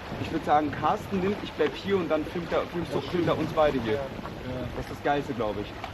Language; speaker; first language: German; native; German